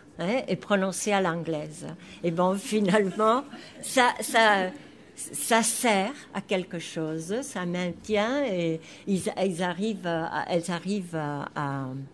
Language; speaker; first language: French; non-native, fluent; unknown